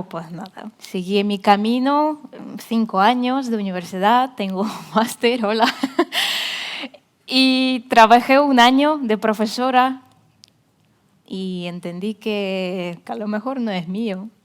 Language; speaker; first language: Spanish; non-native, fluent; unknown